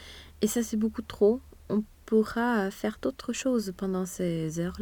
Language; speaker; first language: French; non-native, fluent; Swedish